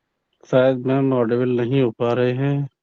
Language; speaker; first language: Hindi; native; Hindi